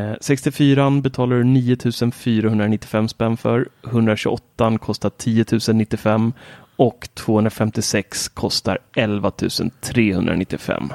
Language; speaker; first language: Swedish; native; Swedish